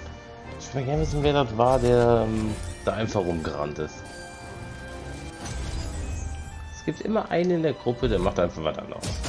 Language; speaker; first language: German; native; German